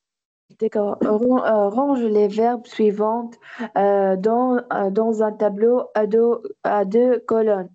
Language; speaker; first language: French; non-native, learner; Arabic